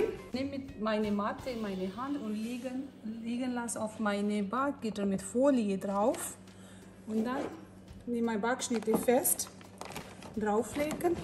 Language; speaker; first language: German; non-native, learner; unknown